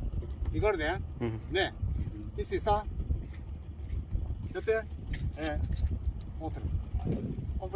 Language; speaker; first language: French; non-native, learner; Korean